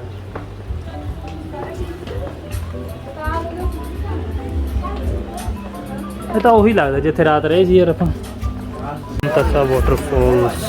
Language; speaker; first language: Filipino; non-native, learner; Punjabi